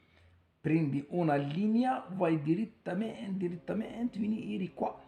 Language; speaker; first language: Italian; non-native, learner; Arabic